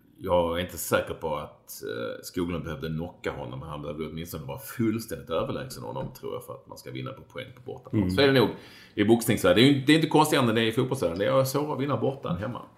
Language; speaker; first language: Swedish; native; Swedish